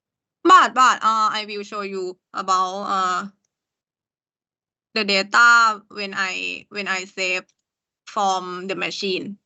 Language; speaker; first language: English; non-native, learner; Thai